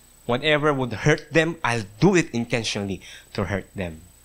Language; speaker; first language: English; non-native, local second language; Min Nan Chinese